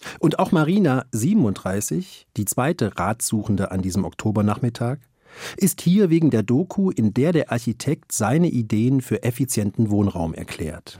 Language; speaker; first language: German; native; German